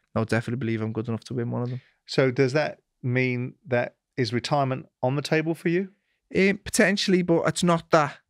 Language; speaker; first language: English; native; English